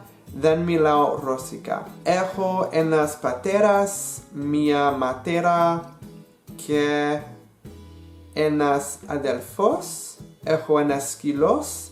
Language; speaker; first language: Greek; non-native, learner; English